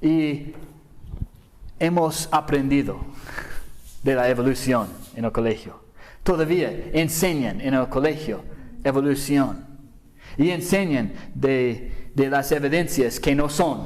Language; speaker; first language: Spanish; non-native, fluent; English